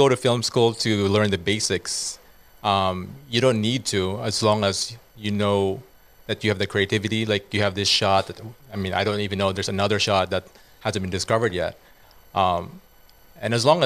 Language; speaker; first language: English; non-native, local second language; Cebuano